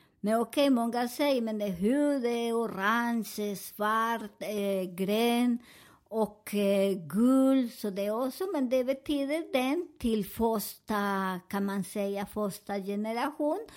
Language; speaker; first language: Swedish; non-native, learner; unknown